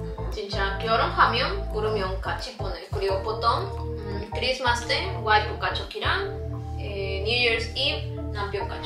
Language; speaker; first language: Korean; non-native, learner; Spanish